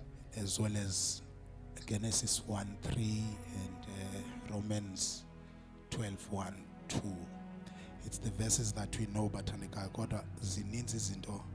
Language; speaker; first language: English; non-native, local second language; Xhosa